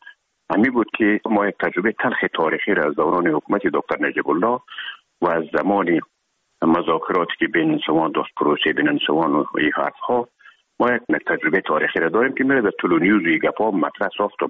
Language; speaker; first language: Persian; native; Persian